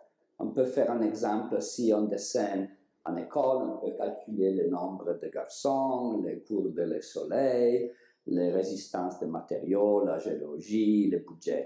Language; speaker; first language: French; non-native, learner; Italian